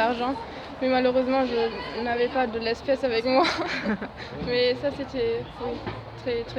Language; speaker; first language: French; non-native, learner; German